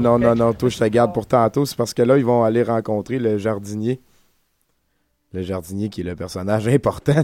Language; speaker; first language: French; native; French